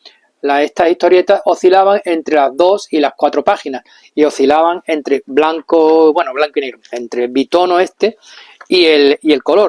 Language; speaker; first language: Spanish; native; Spanish